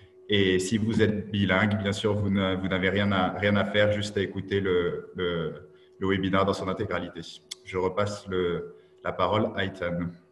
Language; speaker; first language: French; native; French